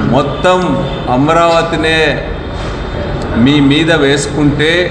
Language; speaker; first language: Telugu; native; Telugu